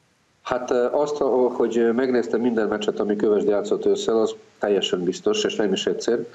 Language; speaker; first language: Hungarian; non-native, fluent; Serbian